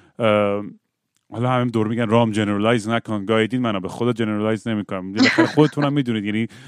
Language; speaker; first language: Persian; native; Persian